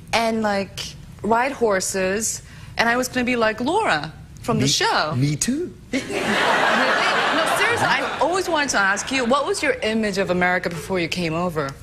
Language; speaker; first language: English; early bilingual, other home language; Korean